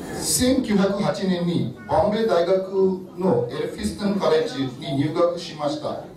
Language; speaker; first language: Japanese; non-native, fluent; Marathi